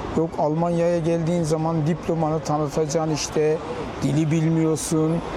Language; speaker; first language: Turkish; early bilingual, heritage; Turkish